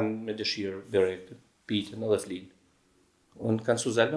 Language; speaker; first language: German; non-native, learner; Albanian